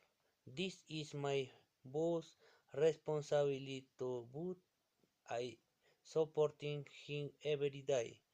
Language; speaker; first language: English; non-native, learner; Spanish